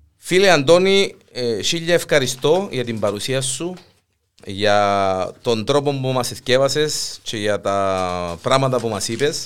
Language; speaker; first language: Greek; native; Greek